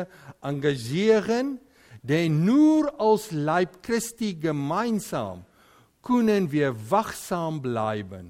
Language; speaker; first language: German; non-native, fluent; Dutch